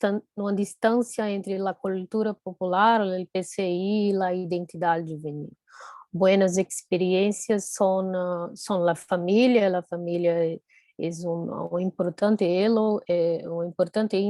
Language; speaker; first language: Spanish; non-native, fluent; Portuguese